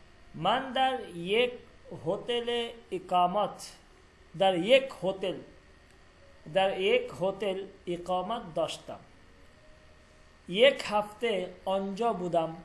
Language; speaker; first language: Persian; non-native, fluent; Bangla